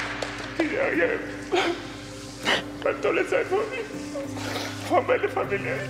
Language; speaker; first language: German; non-native, learner; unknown